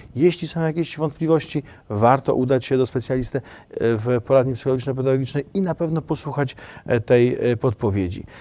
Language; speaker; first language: Polish; native; Polish